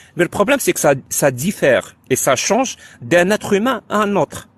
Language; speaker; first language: French; non-native, local second language; Arabic